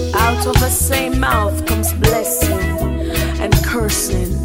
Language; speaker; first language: English; native; English